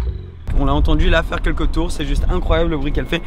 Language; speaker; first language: French; native; French